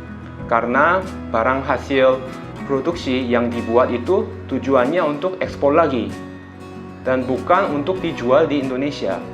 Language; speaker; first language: Indonesian; non-native, fluent; Korean